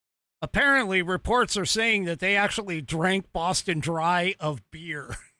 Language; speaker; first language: English; native; English